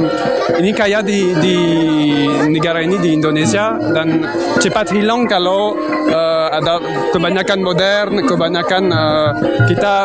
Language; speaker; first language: Indonesian; non-native, fluent; French